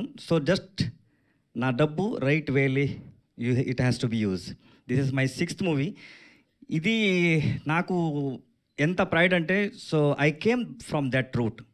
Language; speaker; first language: Telugu; non-native, learner; Kannada